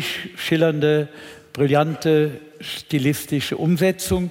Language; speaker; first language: German; native; German